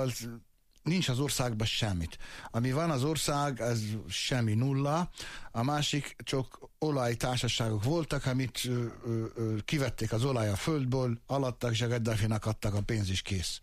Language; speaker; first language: Hungarian; non-native, fluent; Arabic